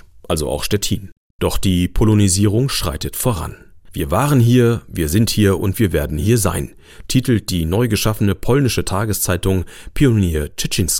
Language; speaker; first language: German; native; German